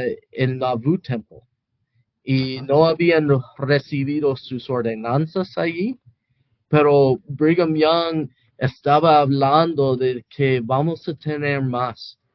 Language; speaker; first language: Spanish; non-native, fluent; English